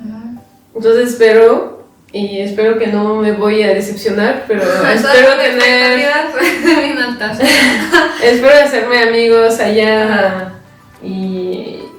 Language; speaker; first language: Spanish; non-native, fluent; French